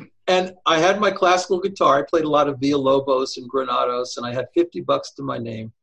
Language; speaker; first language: English; native; English